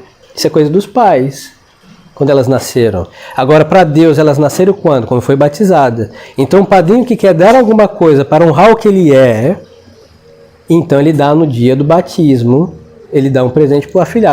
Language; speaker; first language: Portuguese; non-native, fluent; Spanish